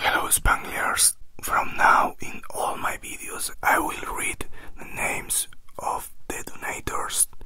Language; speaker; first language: English; non-native, fluent; Spanish